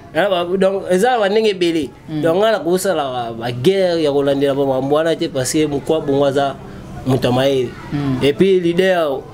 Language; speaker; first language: Lingala; native; Lingala